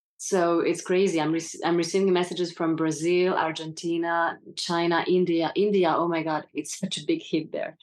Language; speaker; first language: English; non-native, fluent; French